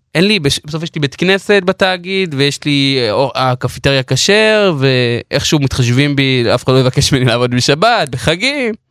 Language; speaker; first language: Hebrew; non-native, local second language; Yiddish